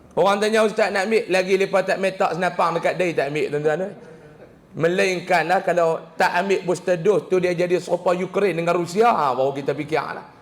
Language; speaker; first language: Malay; native; Malay